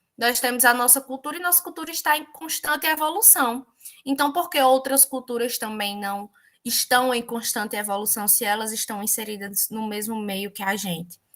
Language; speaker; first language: Portuguese; native; Portuguese